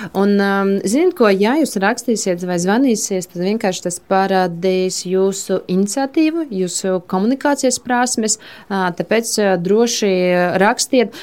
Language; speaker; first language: Latvian; non-native, local second language; Russian